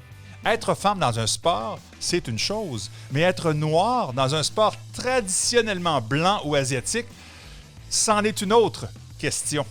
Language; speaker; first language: French; native; French